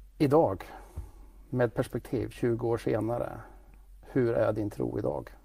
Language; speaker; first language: Swedish; native; Swedish